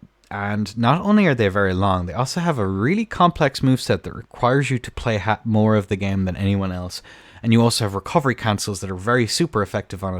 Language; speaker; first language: English; native; English